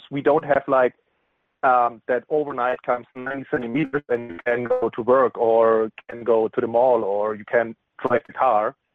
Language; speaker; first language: English; non-native, fluent; German